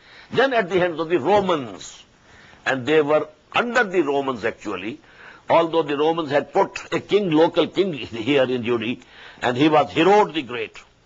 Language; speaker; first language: English; non-native, local second language; Urdu